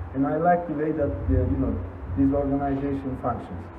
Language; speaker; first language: English; non-native, fluent; Turkish